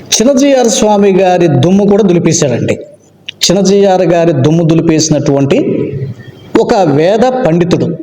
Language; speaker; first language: Telugu; native; Telugu